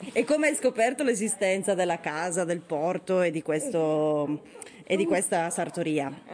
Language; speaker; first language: Italian; native; Italian